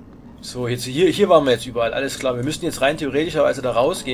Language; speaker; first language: German; native; German